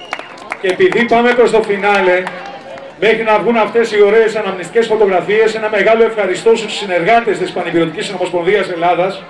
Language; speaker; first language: Greek; native; Greek